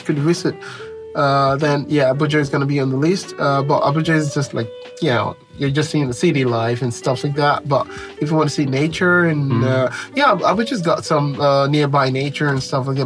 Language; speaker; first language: English; non-native, local second language; Yoruba